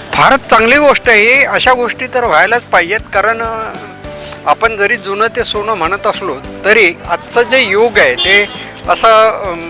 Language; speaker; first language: Marathi; native; Marathi